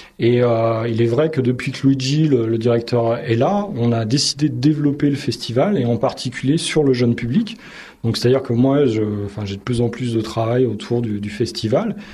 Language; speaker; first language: French; native; French